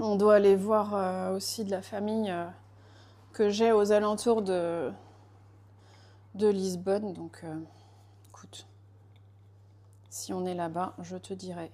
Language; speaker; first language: French; native; French